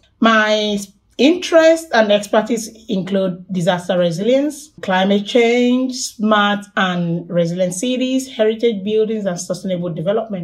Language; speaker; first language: English; non-native, local second language; Yoruba